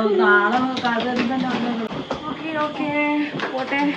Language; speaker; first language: Malayalam; non-native, learner; Nepali